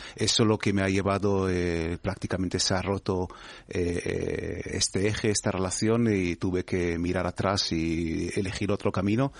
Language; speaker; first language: Spanish; non-native, fluent; Hebrew